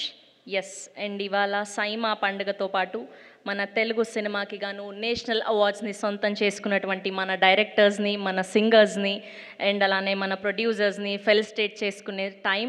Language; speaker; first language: Telugu; native; Telugu